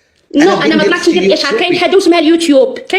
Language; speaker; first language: Arabic; native; Arabic